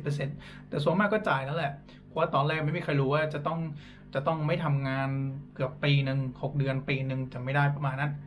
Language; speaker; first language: Thai; non-native, fluent; English